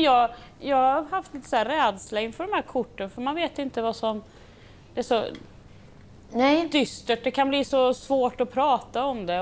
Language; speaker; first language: Swedish; native; Swedish